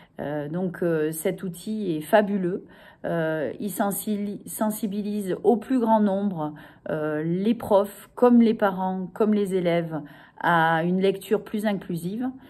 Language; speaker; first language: French; native; French